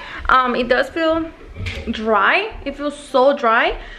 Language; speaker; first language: English; early bilingual, other home language; Spanish